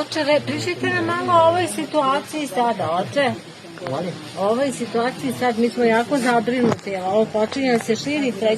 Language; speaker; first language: Bosnian; native; Bosnian